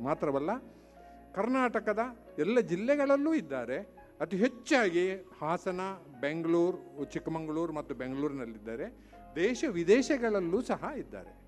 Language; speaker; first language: Kannada; non-native, local second language; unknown